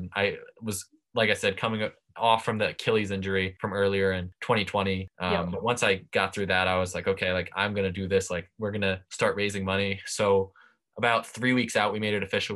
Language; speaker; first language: English; native; English